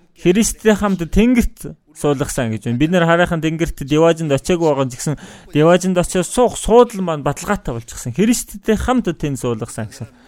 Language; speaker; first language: Mongolian; non-native, fluent; Korean